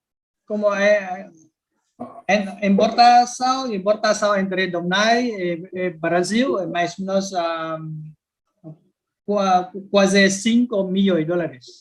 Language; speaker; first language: Portuguese; non-native, learner; Vietnamese